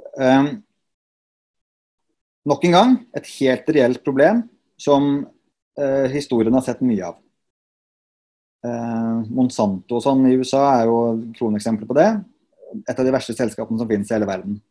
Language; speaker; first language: Norwegian; native; Norwegian